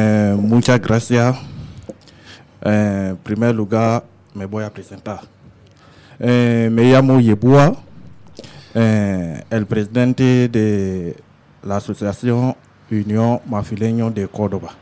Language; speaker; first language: Spanish; non-native, learner; French